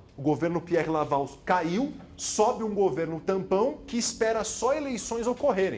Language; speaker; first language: Portuguese; native; Portuguese